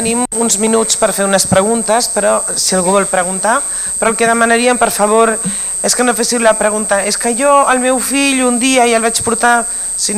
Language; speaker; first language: Catalan; native; Catalan